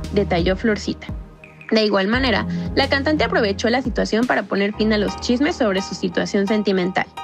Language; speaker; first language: Spanish; native; Spanish